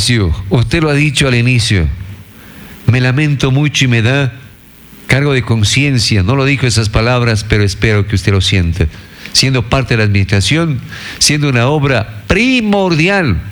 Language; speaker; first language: Spanish; native; Spanish